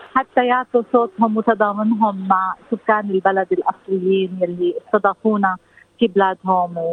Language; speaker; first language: Arabic; native; Arabic